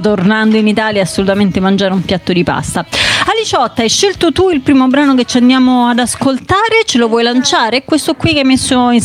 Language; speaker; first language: Italian; native; Italian